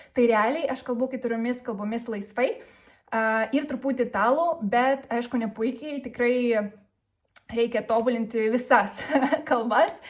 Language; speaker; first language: Lithuanian; early bilingual, other home language; Spanish